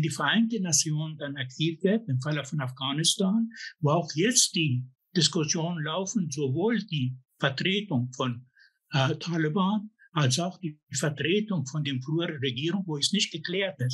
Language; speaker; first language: German; non-native, fluent; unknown